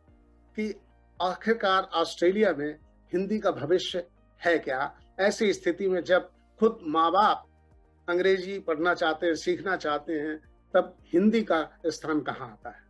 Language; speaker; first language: Hindi; native; Hindi